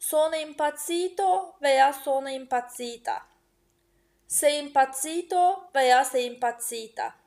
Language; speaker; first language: Italian; non-native, fluent; Turkish